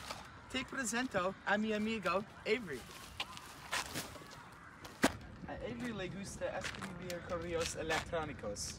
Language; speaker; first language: Spanish; non-native, learner; English